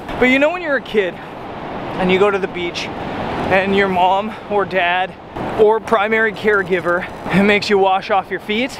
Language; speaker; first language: English; native; English